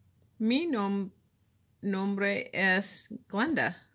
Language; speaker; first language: Spanish; non-native, learner; English